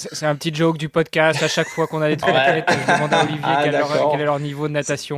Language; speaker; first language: French; native; French